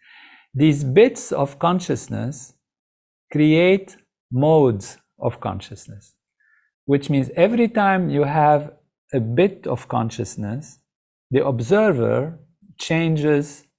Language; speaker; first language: English; non-native, fluent; Arabic